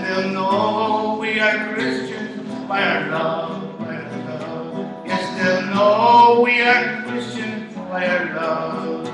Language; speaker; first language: English; native; English